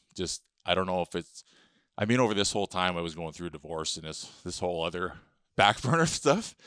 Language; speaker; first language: English; native; English